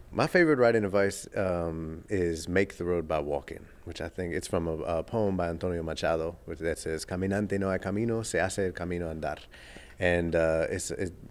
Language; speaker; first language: English; non-native, fluent; Arabic